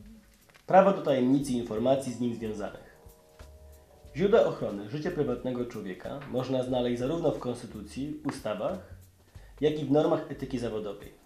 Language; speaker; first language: Polish; native; Polish